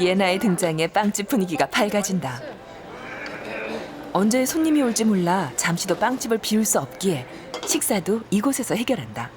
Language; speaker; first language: Korean; native; Korean